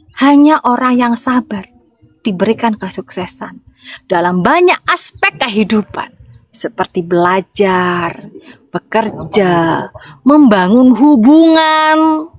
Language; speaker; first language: Indonesian; non-native, local second language; Madurese